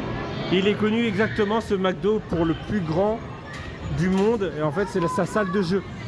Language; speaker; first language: French; native; French